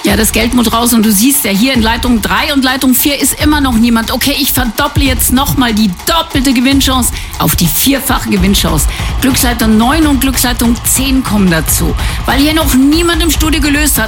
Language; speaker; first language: German; native; German